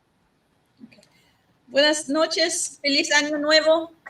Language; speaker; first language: Spanish; non-native, learner; English